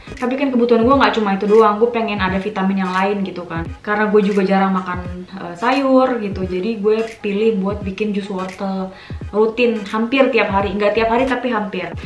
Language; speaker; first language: Indonesian; native; Indonesian